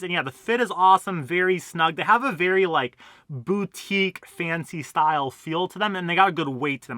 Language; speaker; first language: English; native; English